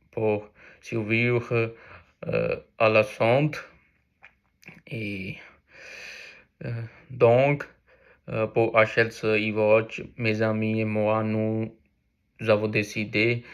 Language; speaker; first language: French; non-native, learner; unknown